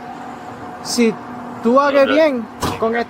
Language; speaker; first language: Spanish; non-native, learner; English